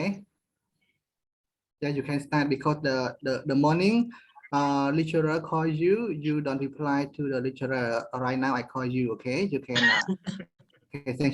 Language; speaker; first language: English; non-native, learner; Khmer